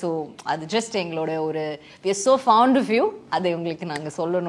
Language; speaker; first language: Tamil; native; Tamil